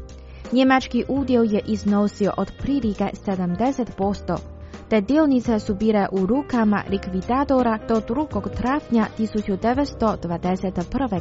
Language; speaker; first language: Croatian; non-native, fluent; Chinese